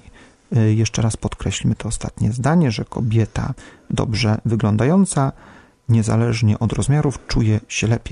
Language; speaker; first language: Polish; native; Polish